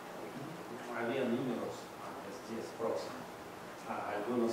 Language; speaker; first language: Spanish; non-native, fluent; Russian